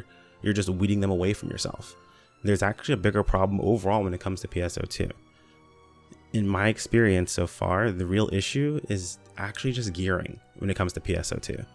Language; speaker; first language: English; native; English